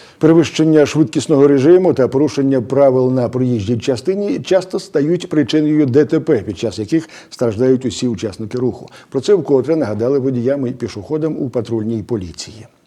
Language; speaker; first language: Ukrainian; native; Ukrainian